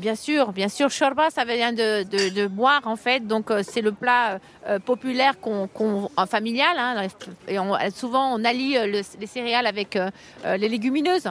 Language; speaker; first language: French; native; French